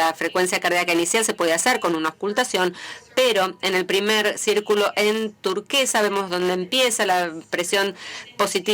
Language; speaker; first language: Spanish; native; Spanish